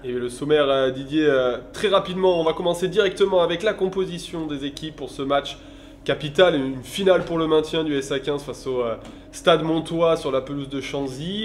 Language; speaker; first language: French; native; French